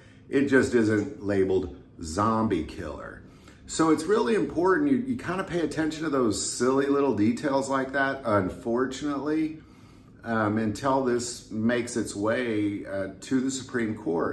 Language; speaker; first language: English; native; English